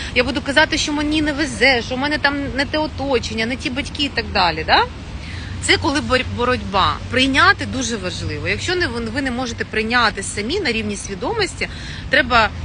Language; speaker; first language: Ukrainian; non-native, local second language; Russian